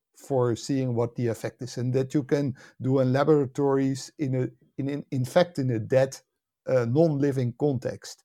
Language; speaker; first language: English; non-native, fluent; Dutch